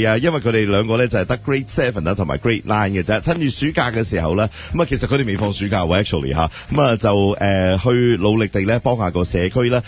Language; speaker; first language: Cantonese; native; Cantonese